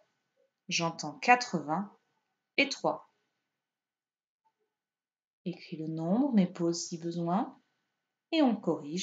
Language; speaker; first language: French; native; French